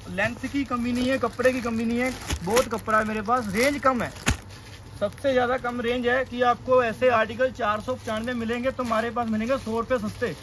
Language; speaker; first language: Hindi; non-native, local second language; Punjabi